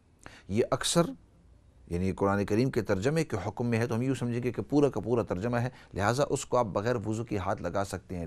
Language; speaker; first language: Urdu; native; Urdu